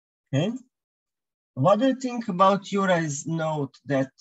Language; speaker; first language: English; non-native, fluent; Croatian